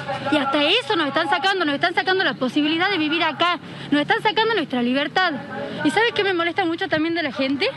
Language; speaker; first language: Spanish; native; Spanish